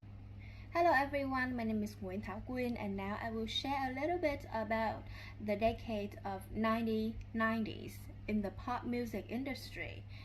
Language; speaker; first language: English; non-native, learner; Vietnamese